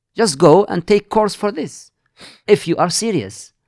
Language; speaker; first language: English; non-native, fluent; Arabic